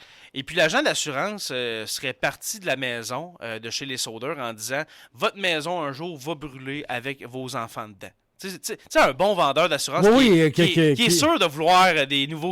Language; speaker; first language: French; native; French